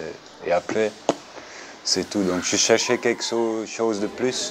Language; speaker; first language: French; non-native, local second language; Dutch